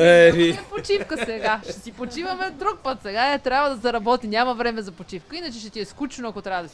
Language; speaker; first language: Bulgarian; native; Bulgarian